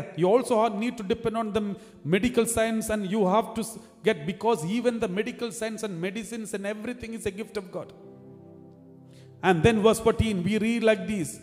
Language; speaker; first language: English; non-native, local second language; Malayalam